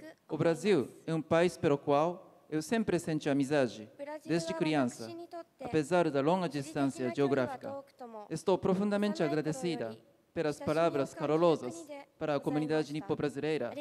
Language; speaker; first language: Portuguese; non-native, learner; Japanese